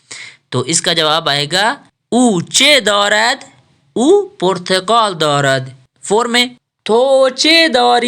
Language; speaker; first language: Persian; non-native, fluent; Urdu